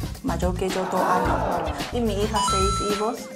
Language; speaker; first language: Spanish; non-native, learner; Korean